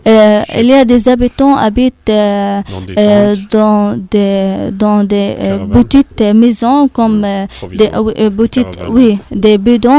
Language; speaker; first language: French; non-native, learner; Arabic